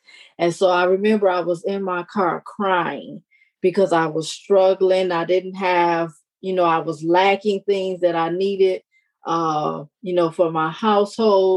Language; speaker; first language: English; native; English